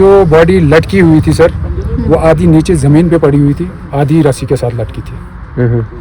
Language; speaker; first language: Hindi; non-native, local second language; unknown